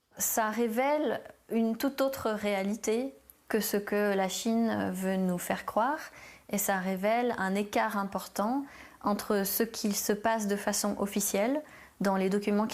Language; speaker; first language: French; native; French